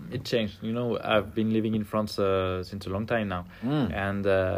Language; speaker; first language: English; non-native, fluent; French